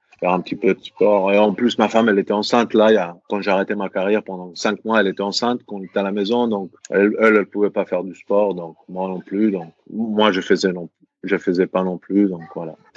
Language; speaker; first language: French; non-native, fluent; Greek